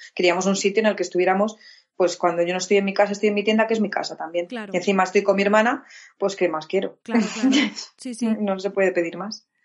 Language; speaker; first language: Spanish; native; Spanish